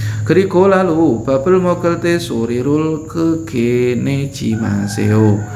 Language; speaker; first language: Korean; non-native, fluent; Indonesian